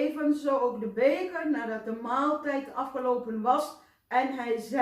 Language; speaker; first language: Dutch; non-native, fluent; Indonesian